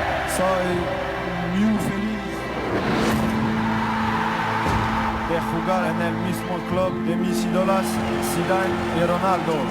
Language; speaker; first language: Spanish; non-native, fluent; French